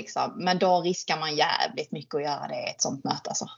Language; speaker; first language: Swedish; native; Swedish